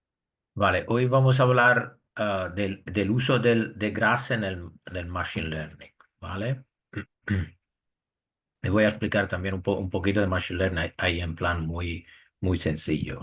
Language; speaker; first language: Spanish; non-native, fluent; Italian